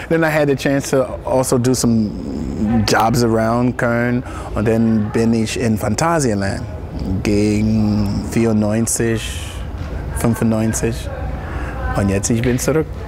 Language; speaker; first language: German; non-native, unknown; English